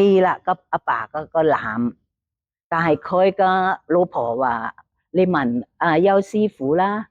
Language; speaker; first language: Cantonese; non-native, learner; Thai